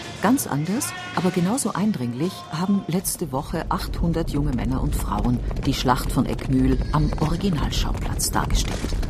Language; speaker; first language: German; native; German